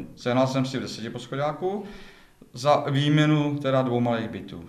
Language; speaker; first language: Czech; native; Czech